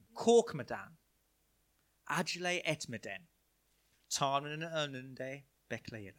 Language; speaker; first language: Turkish; non-native, fluent; English